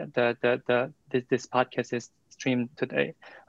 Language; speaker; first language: English; non-native, fluent; Korean